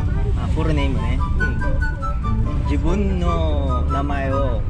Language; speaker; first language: Japanese; non-native, learner; Filipino